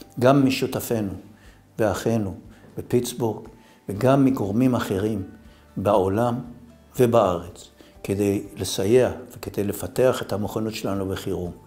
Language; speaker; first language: Hebrew; native; Hebrew